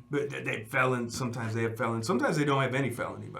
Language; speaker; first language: English; native; English